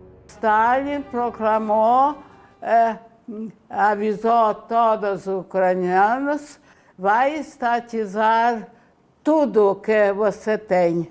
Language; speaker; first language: Portuguese; non-native, fluent; Ukrainian